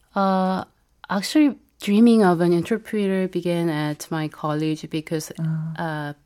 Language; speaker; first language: English; non-native, fluent; Korean